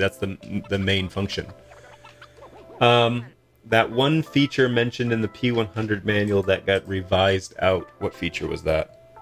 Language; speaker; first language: English; native; English